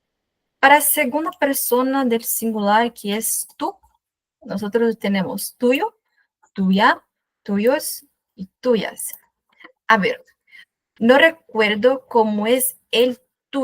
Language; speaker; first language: Spanish; non-native, fluent; Portuguese